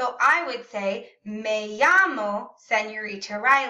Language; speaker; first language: Spanish; non-native, learner; English